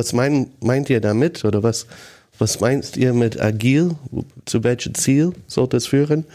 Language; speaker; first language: German; non-native, fluent; English